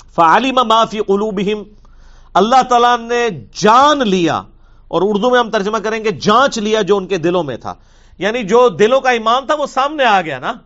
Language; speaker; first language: Urdu; non-native, local second language; Punjabi